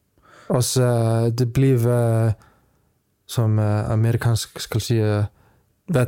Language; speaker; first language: Danish; non-native, learner; Icelandic